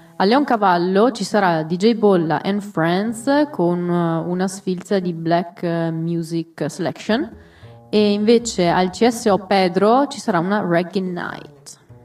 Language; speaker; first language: Italian; native; Italian